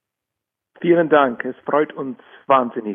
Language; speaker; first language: German; non-native, fluent; Czech